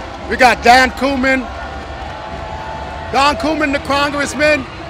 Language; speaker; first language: English; early bilingual, other home language; Spanish